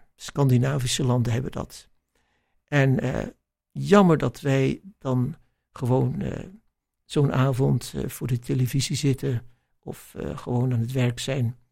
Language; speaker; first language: Dutch; native; Dutch